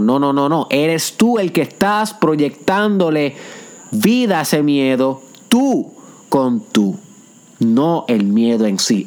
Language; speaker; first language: Spanish; native; Spanish